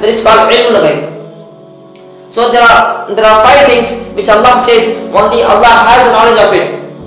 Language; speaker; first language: English; non-native, local second language; Tamil